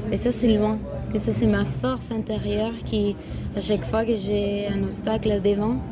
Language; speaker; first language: French; non-native, fluent; Spanish